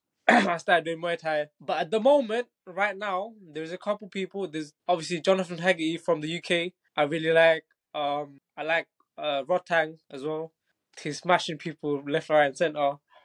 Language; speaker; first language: English; non-native, local second language; Bangla